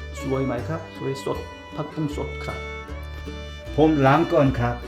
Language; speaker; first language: Thai; non-native, learner; Korean